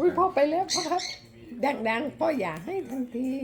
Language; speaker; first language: Thai; native; Thai